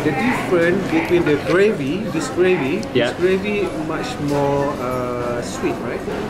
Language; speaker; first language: English; non-native, learner; Indonesian